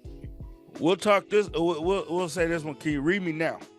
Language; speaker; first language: English; native; English